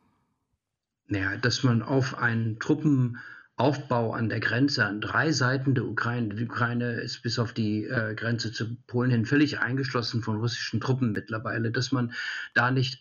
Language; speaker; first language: German; early bilingual, heritage; German